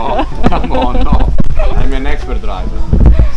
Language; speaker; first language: English; non-native, learner; Italian